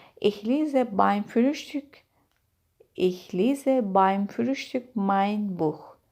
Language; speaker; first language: German; non-native, fluent; Turkish